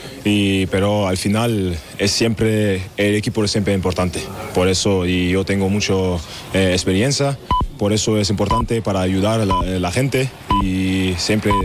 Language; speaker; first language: Spanish; non-native, learner; German